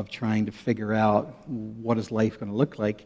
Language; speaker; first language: English; native; English